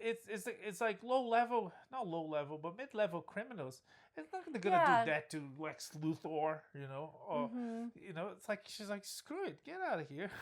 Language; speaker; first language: English; non-native, fluent; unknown